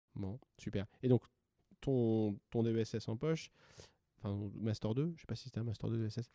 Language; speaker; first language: French; native; French